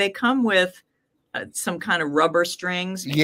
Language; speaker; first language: English; native; English